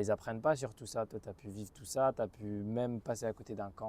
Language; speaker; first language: French; native; French